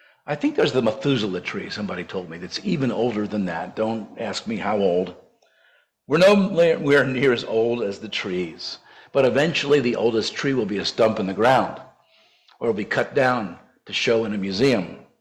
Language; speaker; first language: English; native; English